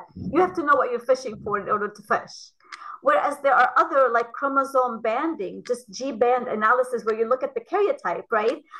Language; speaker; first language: English; non-native, fluent; Arabic